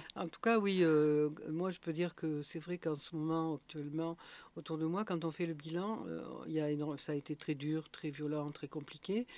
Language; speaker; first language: French; native; French